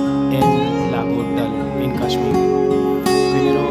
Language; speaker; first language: Spanish; non-native, learner; Hindi